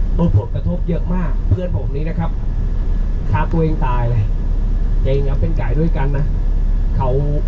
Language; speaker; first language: Thai; non-native, fluent; Vietnamese